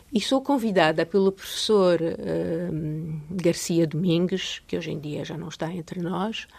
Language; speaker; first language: Portuguese; non-native, fluent; Polish